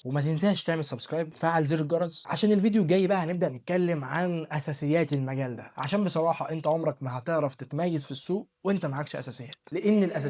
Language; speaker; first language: Arabic; native; Arabic